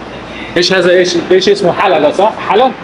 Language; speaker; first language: Arabic; native; Arabic